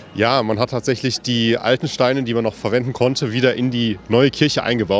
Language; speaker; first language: German; native; German